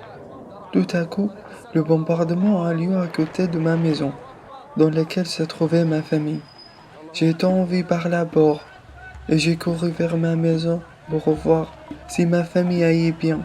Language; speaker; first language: French; non-native, fluent; Arabic